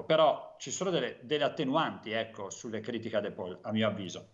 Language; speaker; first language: Italian; native; Italian